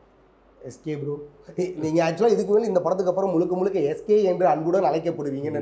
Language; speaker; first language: Tamil; native; Tamil